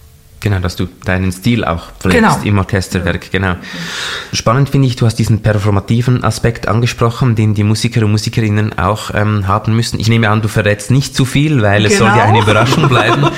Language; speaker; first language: German; native; German